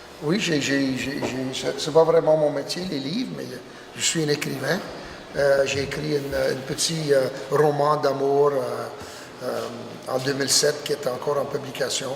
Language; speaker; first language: French; non-native, local second language; English